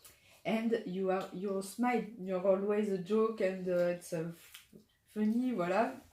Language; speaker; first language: English; non-native, learner; French